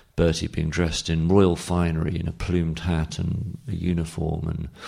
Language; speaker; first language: English; native; English